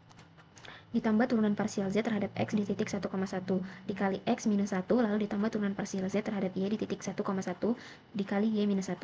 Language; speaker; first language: Indonesian; native; Indonesian